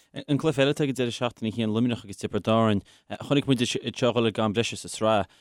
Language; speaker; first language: Irish; non-native, local second language; English